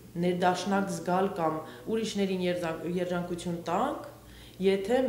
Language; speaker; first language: Armenian; early bilingual, heritage; Armenian